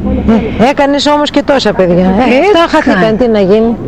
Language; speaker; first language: Greek; native; Greek